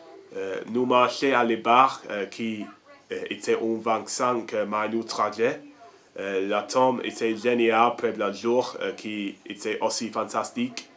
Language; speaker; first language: French; non-native, learner; English